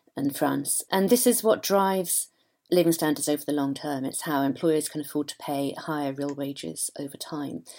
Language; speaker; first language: English; native; English